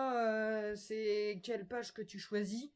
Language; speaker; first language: French; native; French